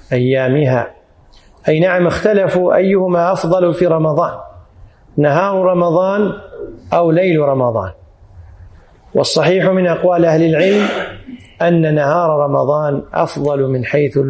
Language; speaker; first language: Arabic; native; Arabic